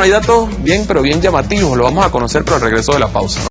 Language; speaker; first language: Spanish; native; Spanish